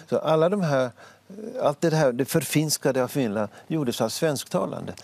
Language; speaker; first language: Swedish; native; Swedish